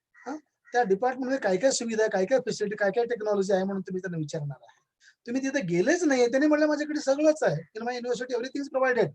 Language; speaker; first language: Marathi; non-native, local second language; Kannada